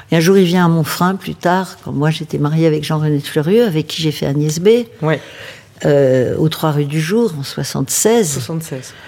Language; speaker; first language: French; native; French